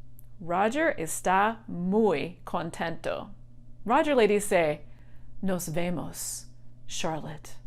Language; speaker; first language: Spanish; non-native, fluent; English